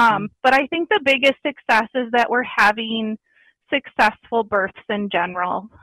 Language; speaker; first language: English; native; English